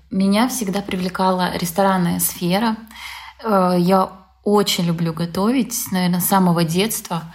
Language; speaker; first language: Russian; native; Russian